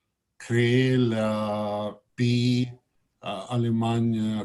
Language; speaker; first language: French; non-native, learner; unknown